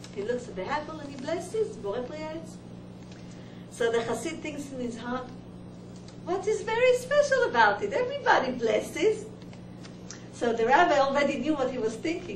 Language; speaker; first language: English; non-native, fluent; Hebrew